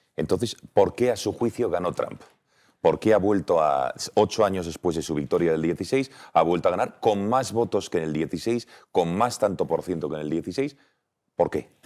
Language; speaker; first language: Spanish; native; Spanish